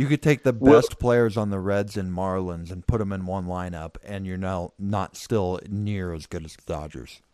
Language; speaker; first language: English; native; English